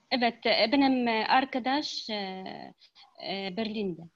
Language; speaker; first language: Turkish; non-native, learner; Arabic